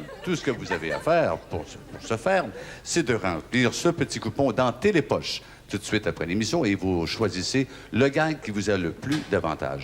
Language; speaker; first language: French; native; French